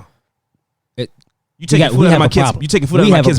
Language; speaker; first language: English; native; English